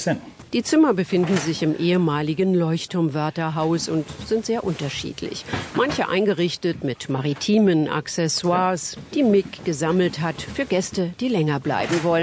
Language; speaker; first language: German; native; German